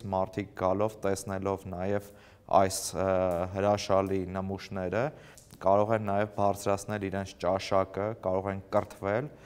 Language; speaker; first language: Armenian; native; Armenian